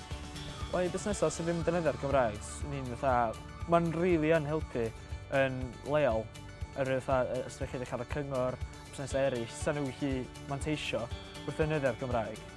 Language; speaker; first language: Welsh; native; Welsh